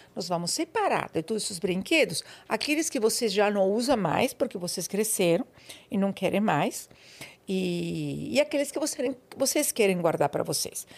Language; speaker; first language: Portuguese; non-native, fluent; Spanish